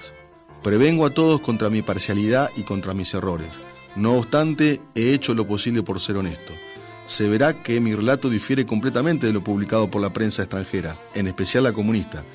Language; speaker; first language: Spanish; native; Spanish